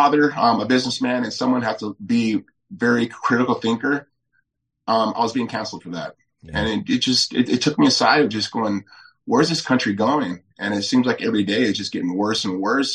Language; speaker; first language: English; native; English